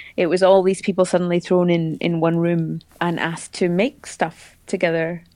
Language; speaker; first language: English; native; English